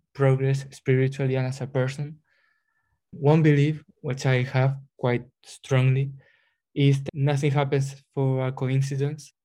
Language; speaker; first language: English; non-native, fluent; Spanish